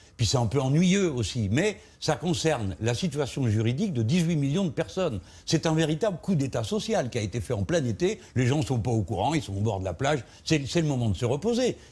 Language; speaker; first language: French; native; French